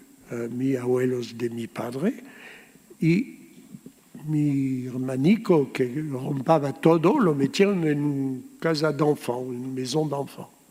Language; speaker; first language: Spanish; early bilingual, heritage; Spanish